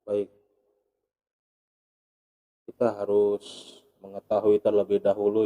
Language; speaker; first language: Indonesian; native; Indonesian